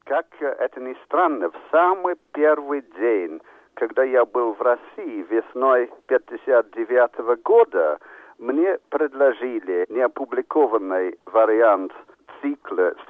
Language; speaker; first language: Russian; non-native, fluent; English